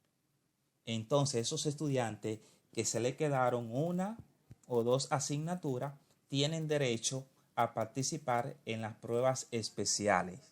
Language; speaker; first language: Spanish; native; Spanish